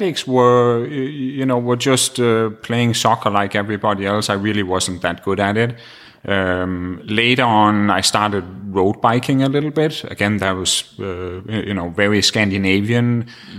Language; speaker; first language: English; non-native, fluent; Danish